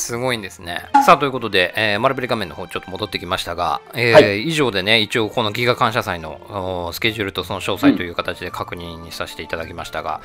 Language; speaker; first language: Japanese; native; Japanese